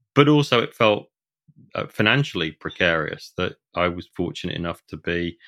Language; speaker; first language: English; native; English